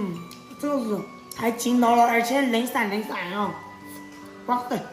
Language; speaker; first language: Chinese; native; Chinese